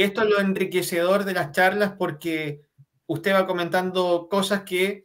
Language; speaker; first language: Spanish; native; Spanish